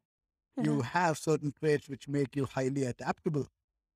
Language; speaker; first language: English; native; English